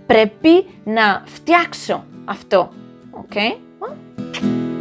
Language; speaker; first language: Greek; non-native, learner; Spanish